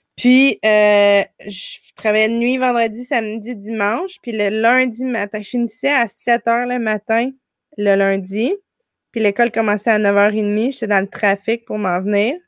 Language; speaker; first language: French; native; French